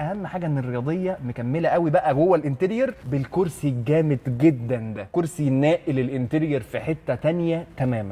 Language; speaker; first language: Arabic; native; Arabic